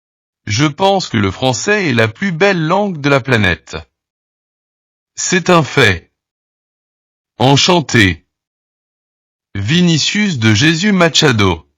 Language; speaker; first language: French; non-native, learner; Portuguese